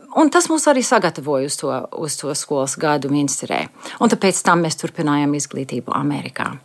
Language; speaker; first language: Latvian; early bilingual, heritage; Latvian